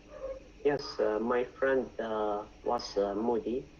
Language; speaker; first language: English; non-native, learner; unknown